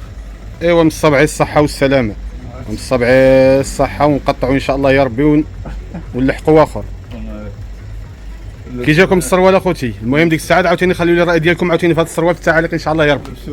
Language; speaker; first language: Arabic; native; Arabic